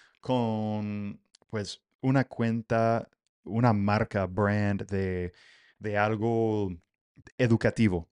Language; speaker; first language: Spanish; non-native, fluent; English